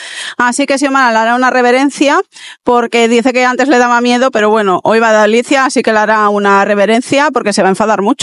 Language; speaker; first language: Spanish; native; Spanish